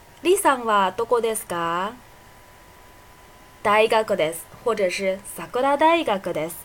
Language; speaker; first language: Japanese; non-native, fluent; Chinese